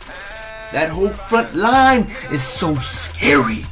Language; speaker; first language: English; native; English